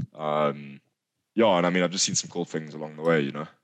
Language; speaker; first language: English; native; English